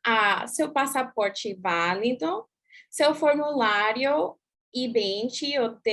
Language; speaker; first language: Portuguese; non-native, fluent; English